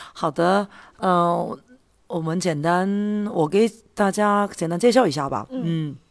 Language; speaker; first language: Chinese; non-native, fluent; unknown